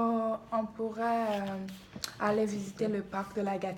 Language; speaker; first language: French; native; French